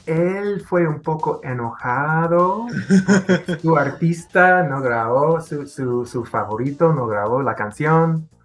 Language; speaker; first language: Spanish; non-native, fluent; English